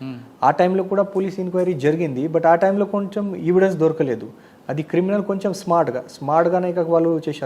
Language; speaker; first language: Telugu; non-native, fluent; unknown